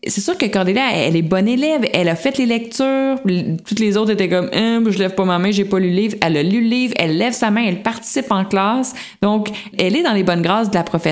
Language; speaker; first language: French; native; French